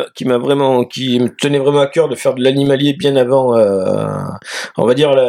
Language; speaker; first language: French; native; French